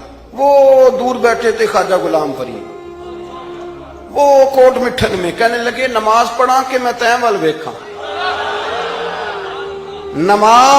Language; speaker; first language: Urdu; non-native, local second language; Punjabi